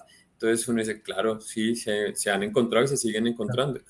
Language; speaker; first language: Spanish; native; Spanish